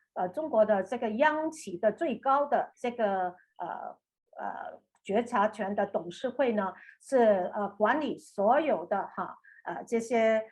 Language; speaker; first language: Chinese; native; Chinese